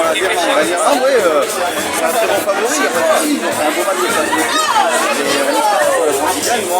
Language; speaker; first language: French; native; French